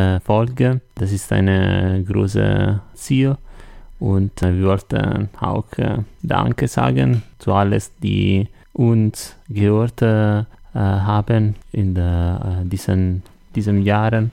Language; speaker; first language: German; non-native, learner; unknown